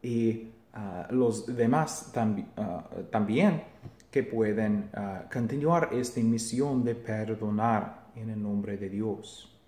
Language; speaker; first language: Spanish; non-native, fluent; English